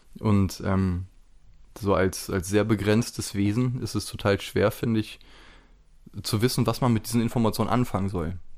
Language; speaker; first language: German; native; German